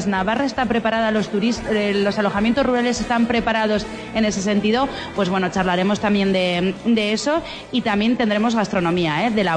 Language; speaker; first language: Spanish; native; Spanish